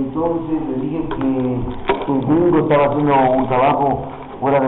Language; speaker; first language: Spanish; native; Spanish